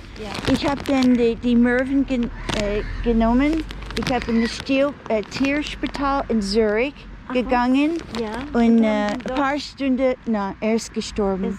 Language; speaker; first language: German; non-native, learner; English